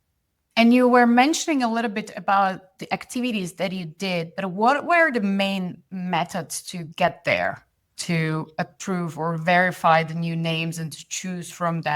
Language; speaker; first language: English; non-native, fluent; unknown